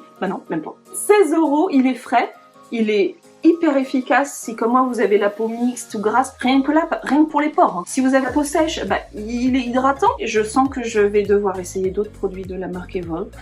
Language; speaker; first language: French; native; French